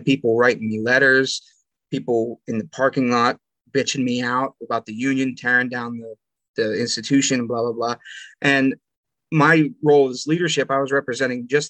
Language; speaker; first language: English; native; English